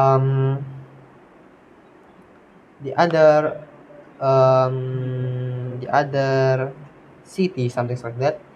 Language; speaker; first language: English; non-native, learner; Indonesian